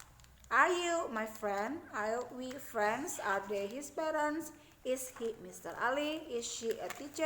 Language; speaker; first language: English; non-native, fluent; Indonesian